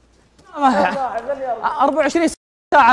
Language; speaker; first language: Arabic; native; Arabic